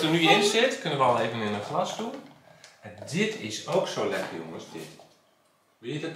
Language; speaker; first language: Dutch; native; Dutch